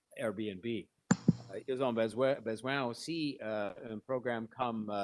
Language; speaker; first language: French; non-native, learner; English